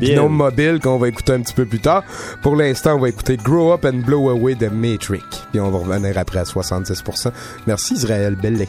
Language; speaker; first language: French; native; French